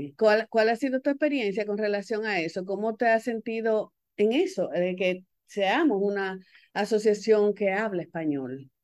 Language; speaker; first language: Spanish; native; Spanish